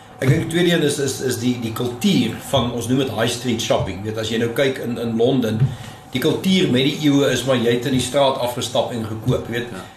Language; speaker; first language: Afrikaans; native; Afrikaans